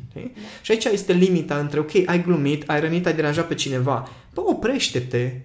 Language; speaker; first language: Romanian; non-native, local second language; Hungarian